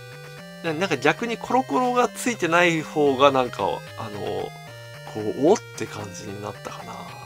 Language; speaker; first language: Japanese; native; Japanese